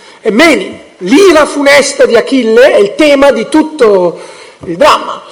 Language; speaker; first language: Italian; early bilingual, heritage; English